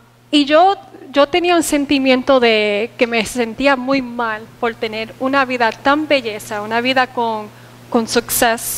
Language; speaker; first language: Spanish; early bilingual, heritage; Spanish